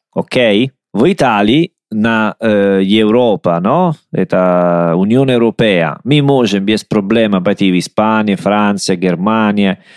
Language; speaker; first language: Russian; non-native, learner; Italian